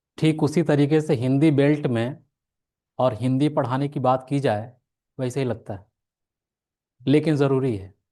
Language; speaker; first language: Hindi; native; Hindi